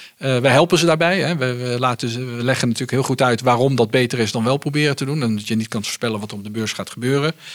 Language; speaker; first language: Dutch; early bilingual, heritage; Dutch